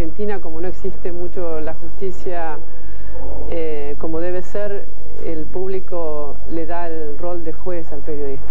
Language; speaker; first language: Spanish; native; Spanish